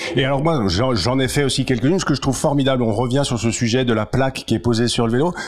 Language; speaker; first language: French; native; French